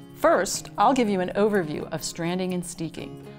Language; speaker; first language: English; native; English